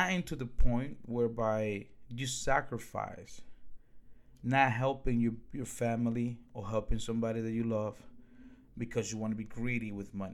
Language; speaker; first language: English; early bilingual, other home language; Spanish